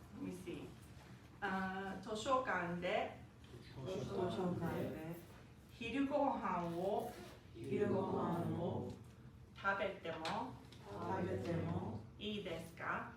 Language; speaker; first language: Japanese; non-native, fluent; English